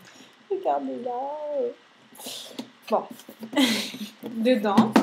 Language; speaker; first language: French; non-native, fluent; Spanish